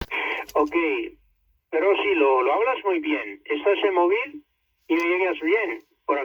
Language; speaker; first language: Spanish; non-native, fluent; Italian